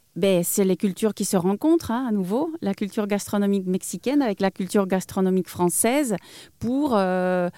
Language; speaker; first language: French; non-native, fluent; Spanish